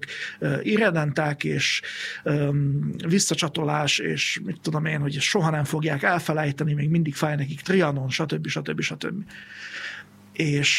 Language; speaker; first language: Hungarian; native; Hungarian